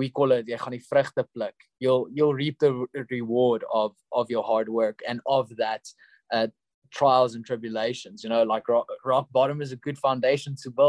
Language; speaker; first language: English; non-native, local second language; Afrikaans